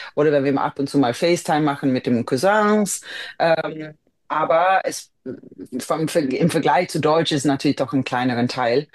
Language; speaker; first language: German; non-native, fluent; Swedish